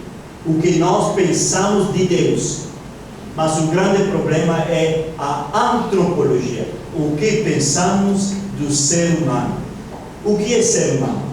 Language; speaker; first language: Portuguese; non-native, fluent; Italian